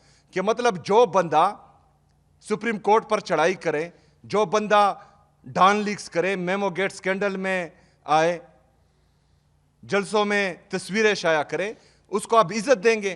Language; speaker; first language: Urdu; non-native, local second language; Pashto